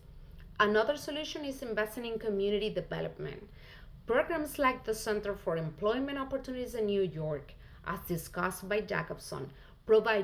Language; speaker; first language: English; non-native, fluent; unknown